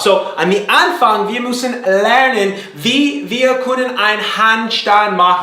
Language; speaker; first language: German; non-native, learner; English